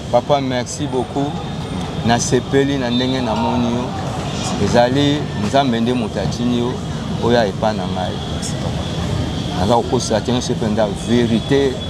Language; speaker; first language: Lingala; native; Lingala